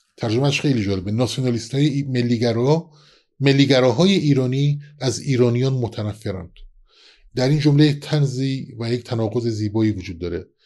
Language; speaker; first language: Persian; non-native, local second language; Kurdish